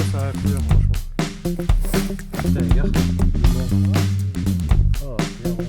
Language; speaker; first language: French; native; French